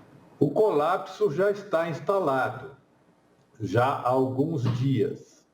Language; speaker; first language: Portuguese; native; Portuguese